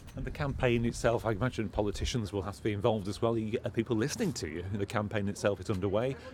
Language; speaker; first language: English; native; English